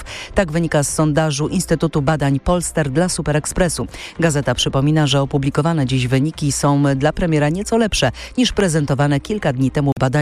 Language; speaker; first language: Polish; native; Polish